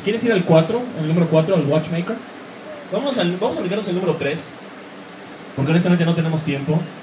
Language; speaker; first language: Spanish; native; Spanish